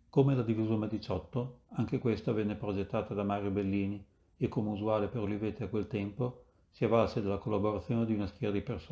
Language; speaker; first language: Italian; native; Italian